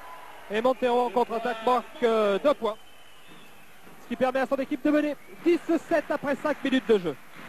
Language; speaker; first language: French; native; French